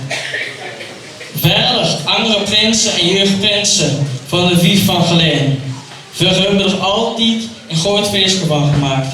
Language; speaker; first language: Dutch; native; Dutch